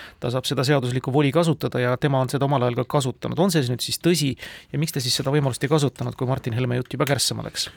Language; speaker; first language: Estonian; native; Estonian